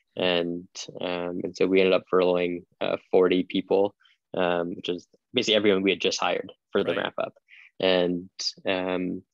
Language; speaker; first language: English; native; English